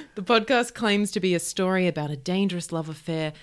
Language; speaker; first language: English; native; English